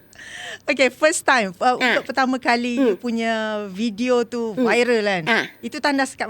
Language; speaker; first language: Malay; native; Malay